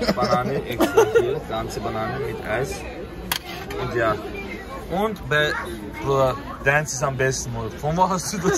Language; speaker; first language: German; early bilingual, other home language; Turkish